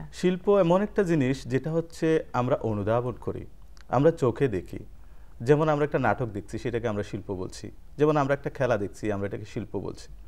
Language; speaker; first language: Bangla; native; Bangla